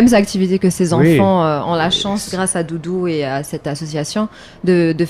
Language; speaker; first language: French; native; French